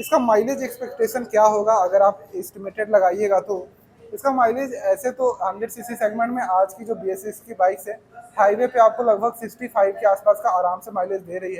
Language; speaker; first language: Hindi; native; Hindi